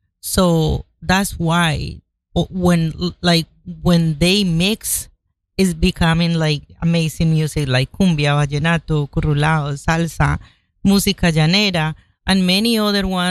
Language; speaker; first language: English; non-native, fluent; Spanish